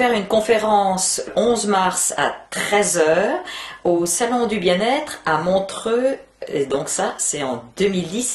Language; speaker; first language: French; native; French